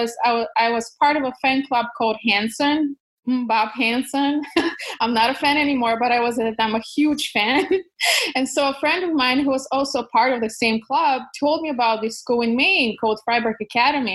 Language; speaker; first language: English; non-native, fluent; Bulgarian